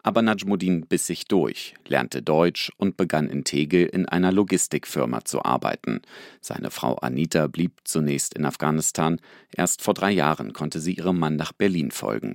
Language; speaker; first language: German; native; German